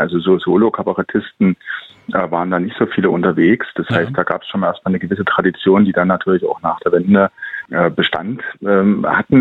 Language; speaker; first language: German; native; German